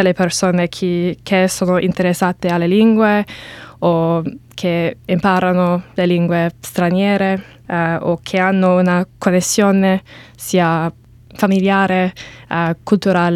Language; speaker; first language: Italian; non-native, learner; English